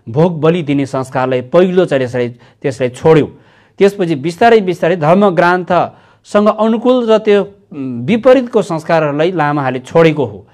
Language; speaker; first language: Nepali; non-native, local second language; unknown